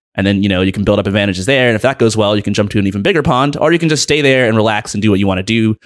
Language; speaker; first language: English; native; English